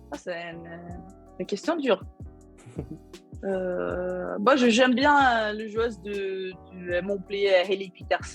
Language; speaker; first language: French; non-native, learner; Swedish